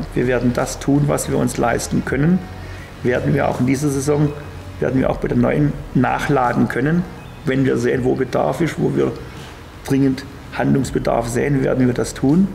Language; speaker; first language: German; native; German